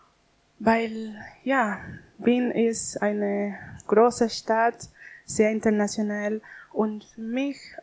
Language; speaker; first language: German; non-native, learner; Spanish